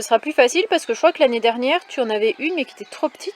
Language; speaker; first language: French; native; French